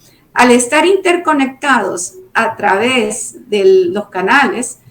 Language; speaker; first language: Spanish; native; Spanish